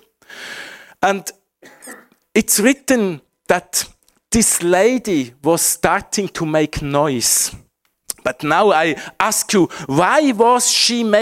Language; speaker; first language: English; non-native, fluent; Swiss German